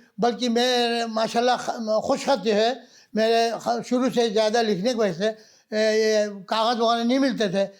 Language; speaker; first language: Urdu; non-native, local second language; Balti